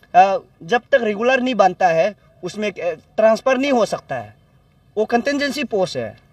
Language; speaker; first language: Hindi; non-native, local second language; Nyishi